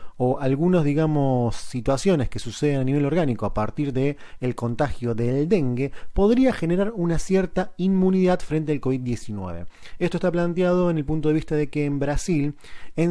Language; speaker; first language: Spanish; native; Spanish